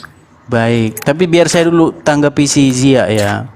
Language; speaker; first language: Indonesian; native; Indonesian